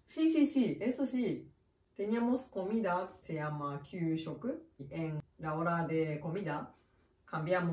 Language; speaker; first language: Spanish; non-native, learner; Japanese